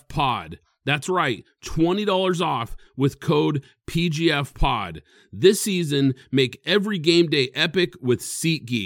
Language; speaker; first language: English; native; English